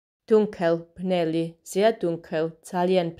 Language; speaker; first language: German; non-native, fluent; Georgian